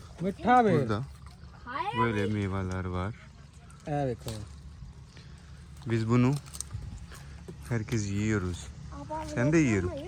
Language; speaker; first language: Turkish; non-native, learner; Punjabi